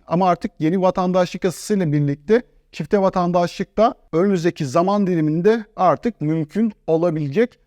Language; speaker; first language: Turkish; native; Turkish